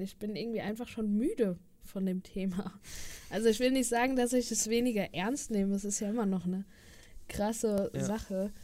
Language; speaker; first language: German; native; German